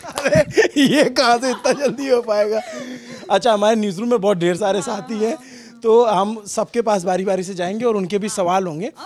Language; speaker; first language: Hindi; native; Hindi